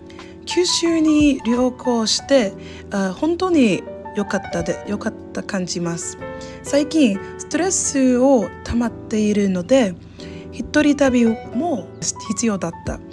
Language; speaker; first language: Japanese; non-native, learner; English